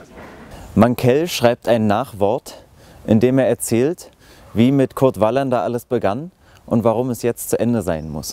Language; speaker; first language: German; native; German